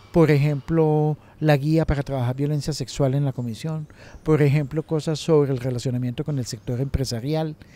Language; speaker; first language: Spanish; native; Spanish